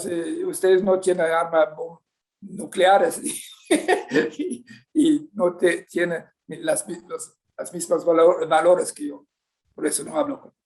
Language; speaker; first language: Spanish; non-native, fluent; Swedish